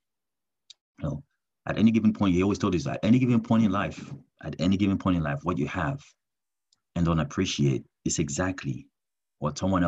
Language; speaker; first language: English; non-native, local second language; French